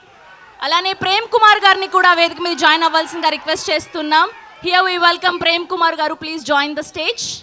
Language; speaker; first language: Telugu; native; Telugu